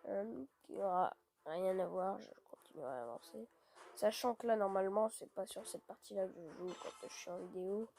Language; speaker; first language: French; native; French